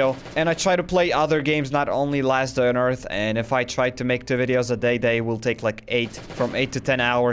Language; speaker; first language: English; non-native, fluent; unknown